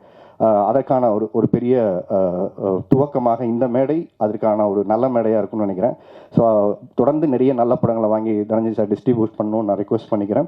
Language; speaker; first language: Tamil; native; Tamil